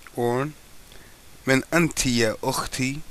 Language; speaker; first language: Arabic; non-native, fluent; English